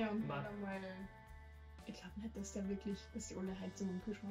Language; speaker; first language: German; native; German